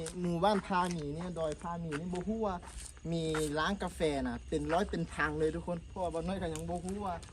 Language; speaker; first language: Thai; non-native, local second language; Akha